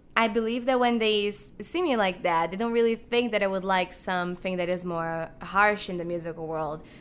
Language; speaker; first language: English; non-native, fluent; Portuguese